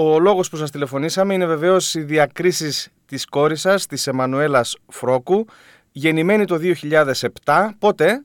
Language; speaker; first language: Greek; native; Greek